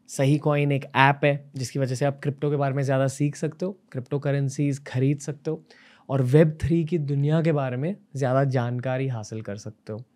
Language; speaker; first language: Hindi; native; Hindi